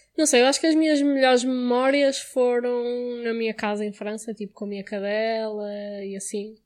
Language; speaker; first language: Portuguese; native; Portuguese